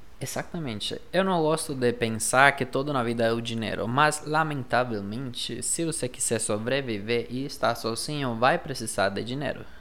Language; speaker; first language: Portuguese; non-native, fluent; Spanish